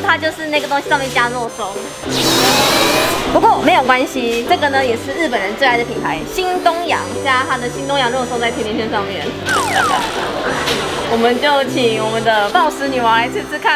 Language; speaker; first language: Chinese; native; Chinese